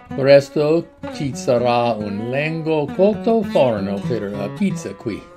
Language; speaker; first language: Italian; non-native, learner; English